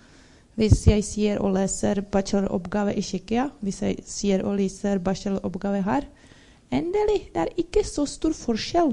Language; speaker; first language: Norwegian; non-native, learner; Czech